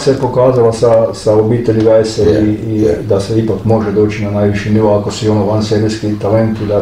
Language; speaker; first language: Croatian; native; Croatian